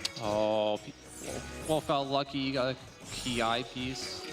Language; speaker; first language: English; native; English